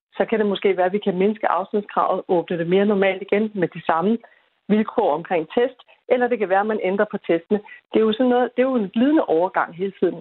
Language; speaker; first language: Danish; native; Danish